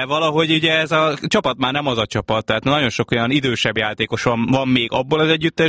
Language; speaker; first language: Hungarian; native; Hungarian